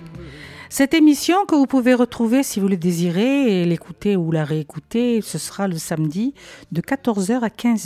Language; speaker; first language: French; native; French